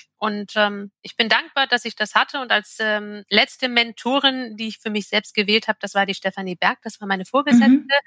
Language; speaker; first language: German; early bilingual, other home language; Turkish